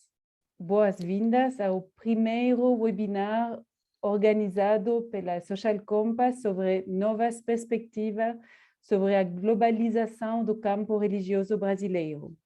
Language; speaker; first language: Portuguese; non-native, fluent; Spanish